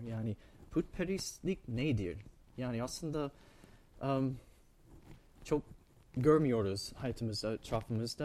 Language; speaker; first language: Turkish; non-native, fluent; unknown